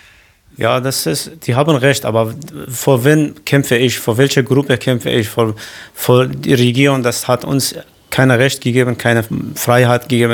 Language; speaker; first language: German; non-native, learner; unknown